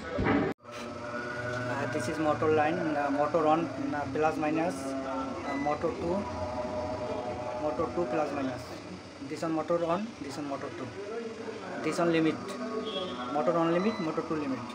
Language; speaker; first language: English; non-native, learner; Bangla